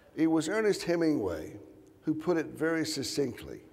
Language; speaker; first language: English; native; English